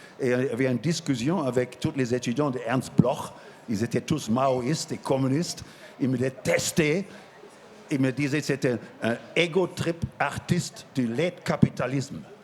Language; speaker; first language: French; non-native, fluent; German